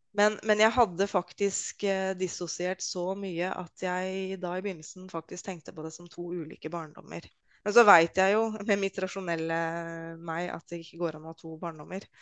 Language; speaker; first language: Norwegian; native; Norwegian